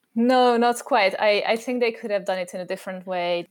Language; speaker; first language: English; non-native, fluent; Hungarian